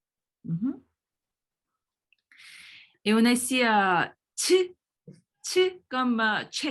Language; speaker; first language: French; early bilingual, other home language; Korean